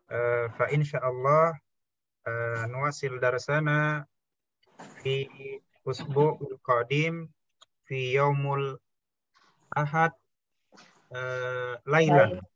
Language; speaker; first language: Arabic; non-native, learner; Indonesian